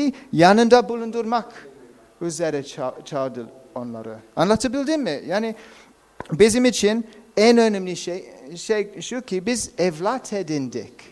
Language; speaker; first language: Turkish; non-native, fluent; English